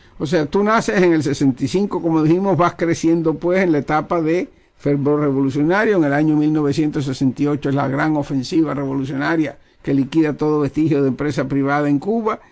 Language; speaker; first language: Spanish; native; Spanish